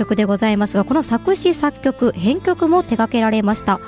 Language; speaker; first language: Japanese; native; Japanese